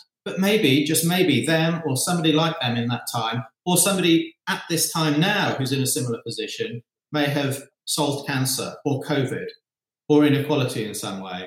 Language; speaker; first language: English; native; English